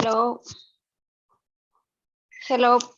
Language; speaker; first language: English; non-native, learner; Spanish